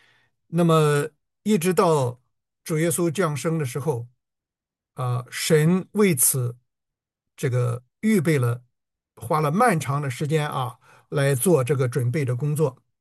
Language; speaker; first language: Chinese; native; Chinese